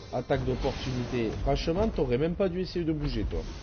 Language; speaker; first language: French; native; French